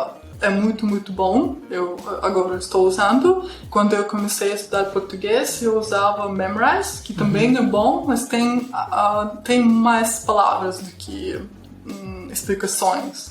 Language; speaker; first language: Portuguese; non-native, fluent; Russian